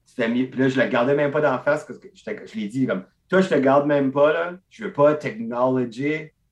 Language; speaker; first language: French; non-native, local second language; English